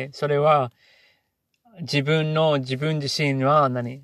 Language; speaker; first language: Japanese; non-native, learner; English